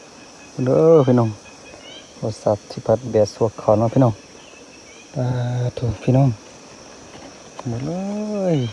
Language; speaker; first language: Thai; non-native, local second language; Lahu